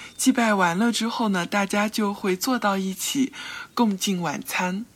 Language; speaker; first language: Chinese; native; Chinese